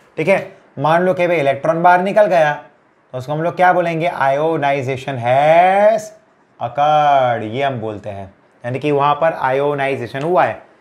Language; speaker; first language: Hindi; non-native, local second language; Gujarati